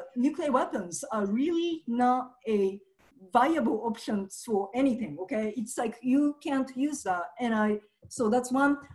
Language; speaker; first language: English; early bilingual, other home language; Japanese